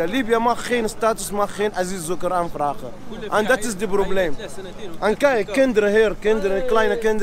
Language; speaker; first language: Dutch; non-native, learner; Arabic